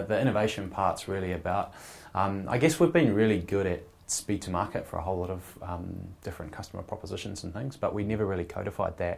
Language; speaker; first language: English; native; English